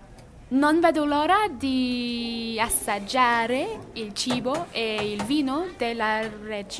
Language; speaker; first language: Italian; non-native, learner; English